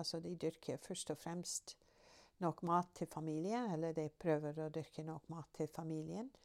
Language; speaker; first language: Norwegian; non-native, fluent; English